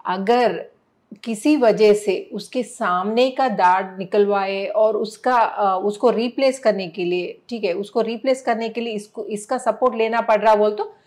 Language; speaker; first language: Hindi; non-native, local second language; Telugu